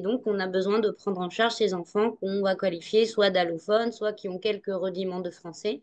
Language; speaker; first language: French; native; French